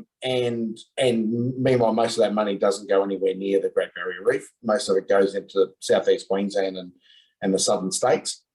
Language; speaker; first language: English; native; English